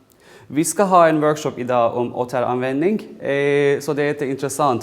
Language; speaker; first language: Swedish; non-native, fluent; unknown